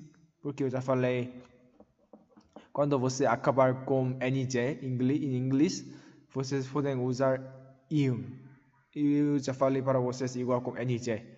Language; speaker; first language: Portuguese; non-native, learner; Korean